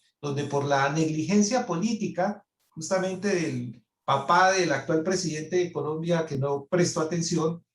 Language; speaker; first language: Spanish; native; Spanish